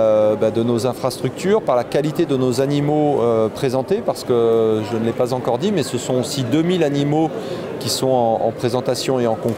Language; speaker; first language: French; native; French